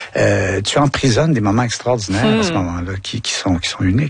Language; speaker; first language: French; native; French